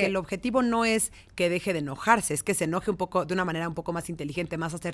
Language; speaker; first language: Spanish; native; Spanish